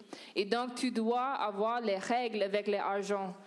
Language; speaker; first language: French; non-native, learner; English